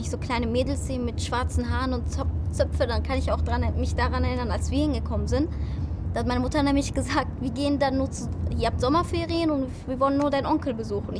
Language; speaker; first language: German; early bilingual, other home language; Persian